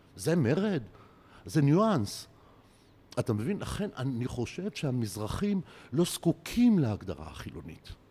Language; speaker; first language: Hebrew; native; Hebrew